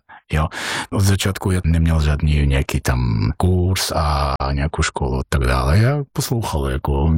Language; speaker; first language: Czech; non-native, learner; Georgian